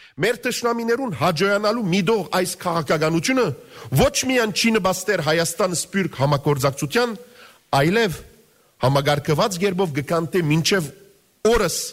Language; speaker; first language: Armenian; early bilingual, heritage; Armenian